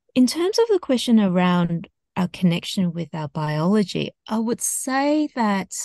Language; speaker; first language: English; native; English